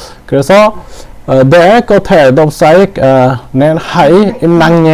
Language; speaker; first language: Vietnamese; non-native, learner; Korean